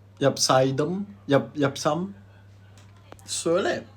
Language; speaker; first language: Turkish; early bilingual, heritage; Turkish